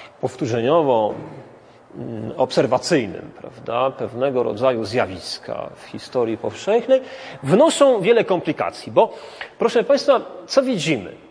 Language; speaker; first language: Polish; native; Polish